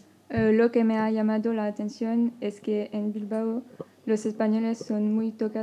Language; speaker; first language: Spanish; non-native, learner; French